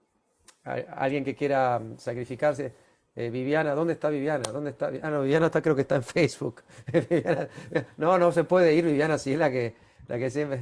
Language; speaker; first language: Spanish; native; Spanish